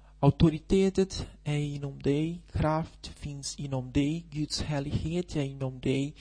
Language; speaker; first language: Swedish; non-native, fluent; Portuguese